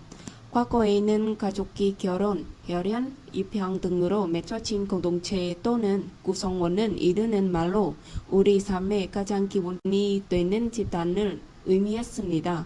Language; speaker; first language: Korean; non-native, fluent; Vietnamese